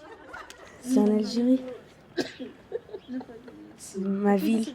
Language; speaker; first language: French; non-native, learner; Arabic